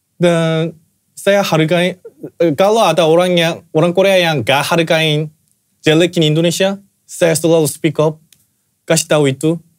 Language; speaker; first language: Indonesian; non-native, fluent; Korean